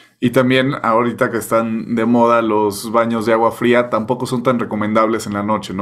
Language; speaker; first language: Spanish; native; Spanish